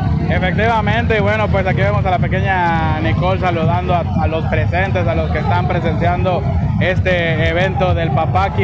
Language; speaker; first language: Spanish; native; Spanish